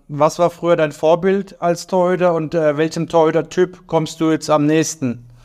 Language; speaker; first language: German; native; German